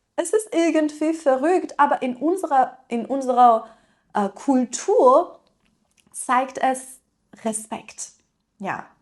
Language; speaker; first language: German; non-native, fluent; Persian